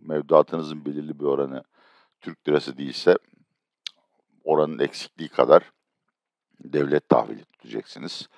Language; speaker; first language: Turkish; native; Turkish